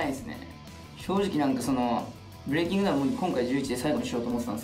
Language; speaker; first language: Japanese; native; Japanese